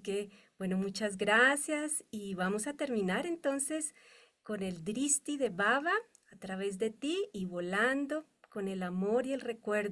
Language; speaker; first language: Spanish; native; Spanish